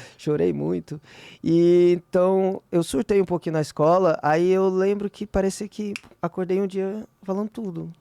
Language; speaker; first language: Portuguese; early bilingual, heritage; Portuguese